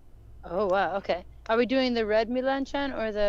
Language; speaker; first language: English; native; English